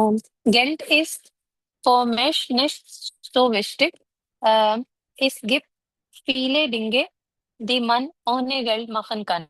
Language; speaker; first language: German; non-native, learner; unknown